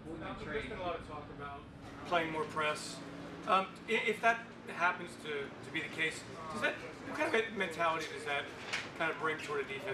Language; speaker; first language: English; native; English